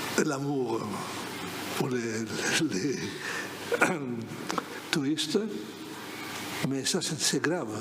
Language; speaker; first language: French; non-native, fluent; Greek